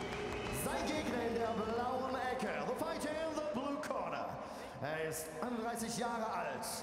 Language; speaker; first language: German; native; German